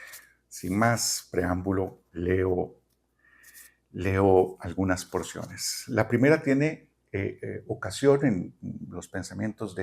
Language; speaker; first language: Spanish; native; Spanish